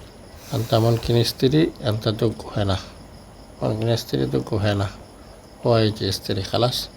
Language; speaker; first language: Arabic; non-native, learner; Bangla